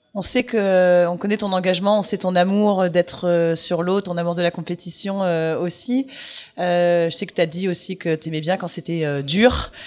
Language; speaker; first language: French; native; French